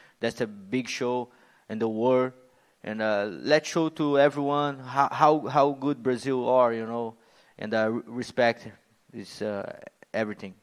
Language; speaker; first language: English; non-native, learner; Portuguese